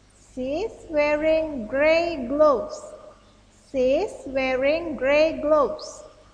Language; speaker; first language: English; non-native, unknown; Indonesian